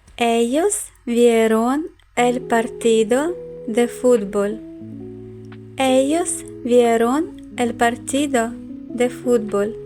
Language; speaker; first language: Spanish; non-native, fluent; Ukrainian